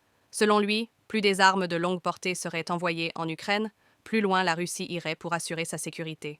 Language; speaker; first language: French; native; French